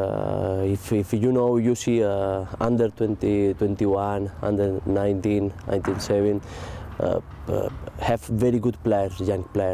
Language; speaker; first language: English; non-native, learner; Spanish